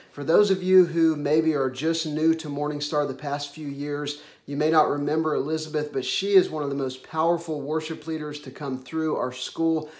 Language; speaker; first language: English; native; English